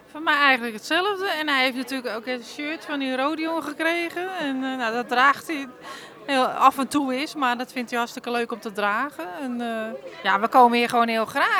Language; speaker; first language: Dutch; native; Dutch